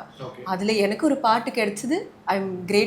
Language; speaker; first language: Tamil; early bilingual, heritage; Tamil